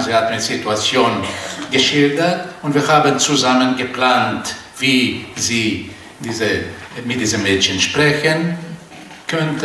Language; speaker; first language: German; non-native, fluent; Portuguese